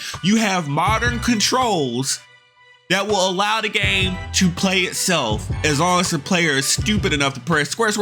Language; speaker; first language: English; native; English